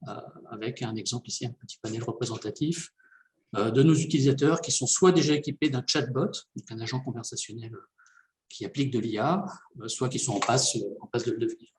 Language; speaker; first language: French; native; French